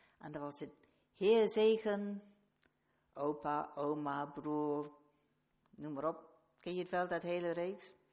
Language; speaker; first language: Dutch; non-native, fluent; English